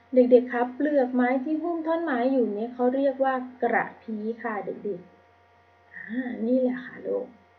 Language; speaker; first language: Thai; native; Thai